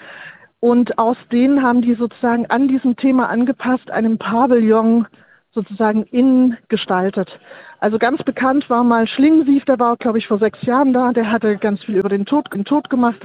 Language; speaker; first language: German; native; German